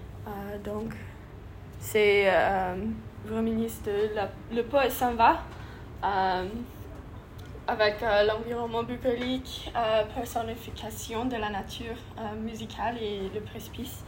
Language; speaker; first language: French; non-native, learner; English